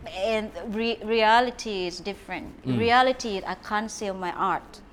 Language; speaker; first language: English; non-native, fluent; Thai